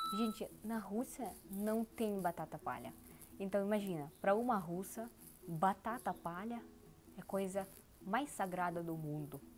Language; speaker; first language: Portuguese; non-native, learner; Russian